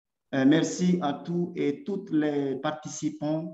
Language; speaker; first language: French; non-native, local second language; Malagasy